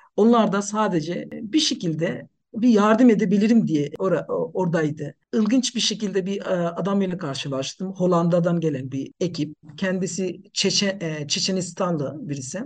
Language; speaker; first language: Turkish; non-native, fluent; Nepali